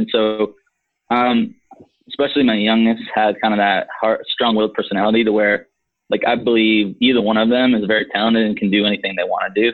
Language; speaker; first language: English; native; English